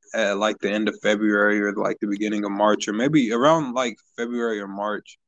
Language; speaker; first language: English; native; English